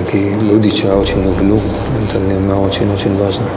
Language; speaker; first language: Russian; early bilingual, heritage; Russian